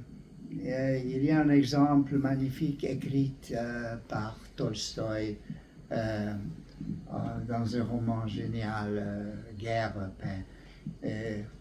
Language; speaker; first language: French; non-native, learner; Hungarian